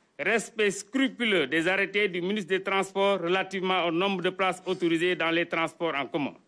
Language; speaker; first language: French; non-native, local second language; Wolof